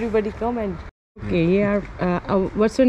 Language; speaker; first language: English; non-native, local second language; Hindi